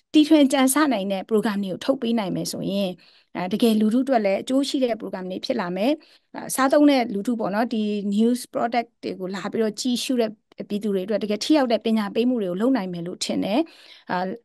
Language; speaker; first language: Burmese; non-native, local second language; Kachin